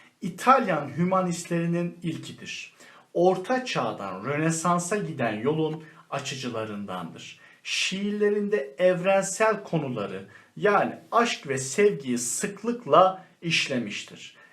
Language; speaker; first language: Turkish; native; Turkish